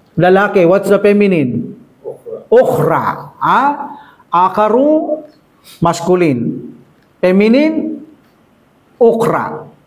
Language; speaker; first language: Filipino; native; Filipino